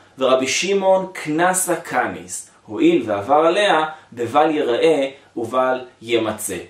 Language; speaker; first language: Hebrew; native; Hebrew